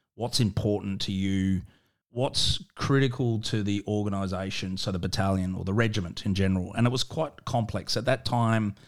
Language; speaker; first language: English; native; English